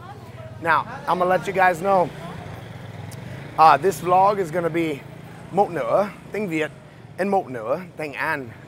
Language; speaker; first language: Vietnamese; non-native, learner; English